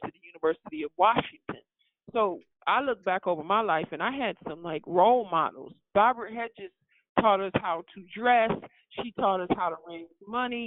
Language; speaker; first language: English; native; English